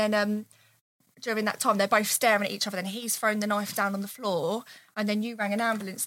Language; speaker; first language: English; native; English